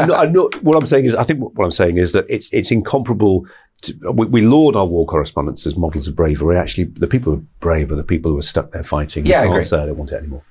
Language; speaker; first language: English; native; English